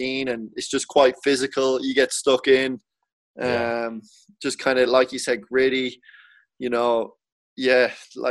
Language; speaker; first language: English; native; English